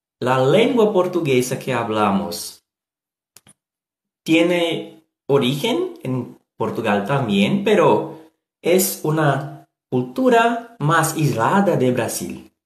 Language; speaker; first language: Spanish; non-native, learner; Portuguese